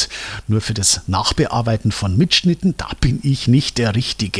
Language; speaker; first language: German; native; German